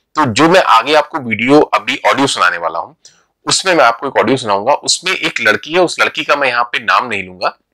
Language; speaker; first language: Hindi; native; Hindi